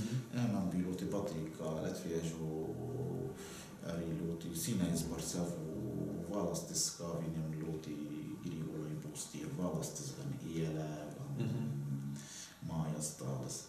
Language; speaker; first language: Latvian; non-native, learner; Arabic